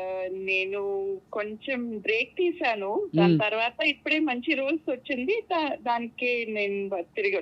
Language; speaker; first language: Telugu; non-native, local second language; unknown